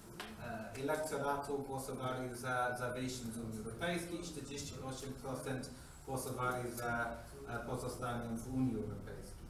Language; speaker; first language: Polish; non-native, learner; English